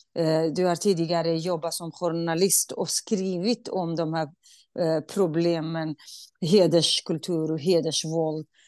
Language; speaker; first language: Swedish; non-native, fluent; Central Kurdish